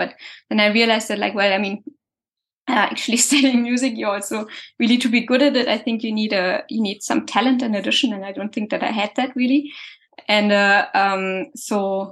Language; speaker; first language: English; non-native, fluent; German